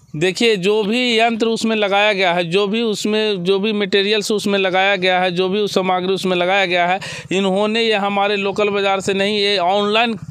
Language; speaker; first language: Hindi; native; Hindi